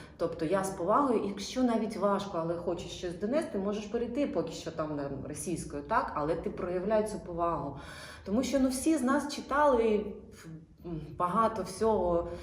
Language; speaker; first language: Ukrainian; non-native, local second language; Russian